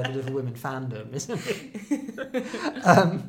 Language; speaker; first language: English; native; English